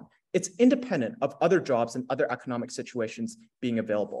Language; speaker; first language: English; native; English